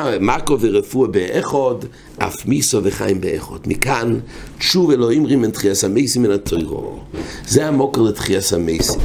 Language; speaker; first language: Hebrew; non-native, fluent; English